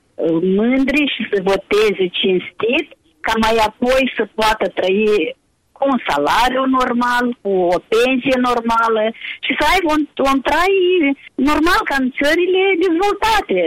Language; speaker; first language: Romanian; native; Romanian